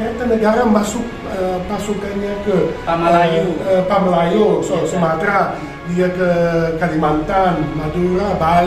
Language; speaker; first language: Indonesian; non-native, fluent; Dutch